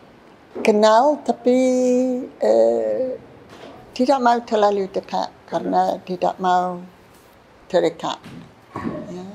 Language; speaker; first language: Indonesian; non-native, fluent; English